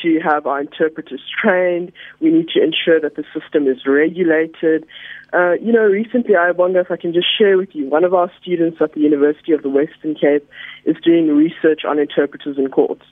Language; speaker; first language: English; native; English